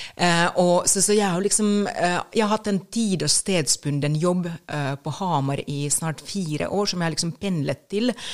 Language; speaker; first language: Norwegian; non-native, fluent; Finnish